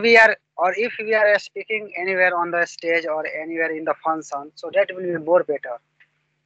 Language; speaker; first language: English; non-native, local second language; Hindi